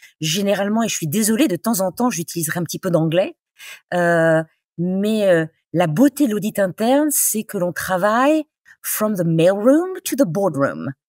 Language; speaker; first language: French; native; French